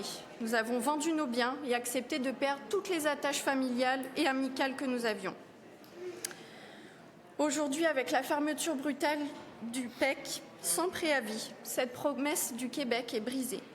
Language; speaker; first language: French; native; French